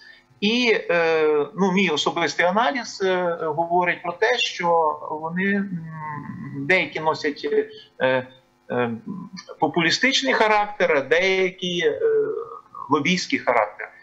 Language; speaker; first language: Ukrainian; native; Ukrainian